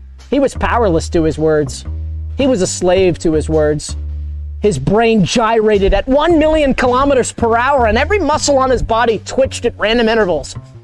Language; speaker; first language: English; native; English